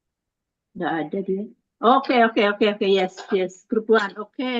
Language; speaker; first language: English; non-native, learner; Indonesian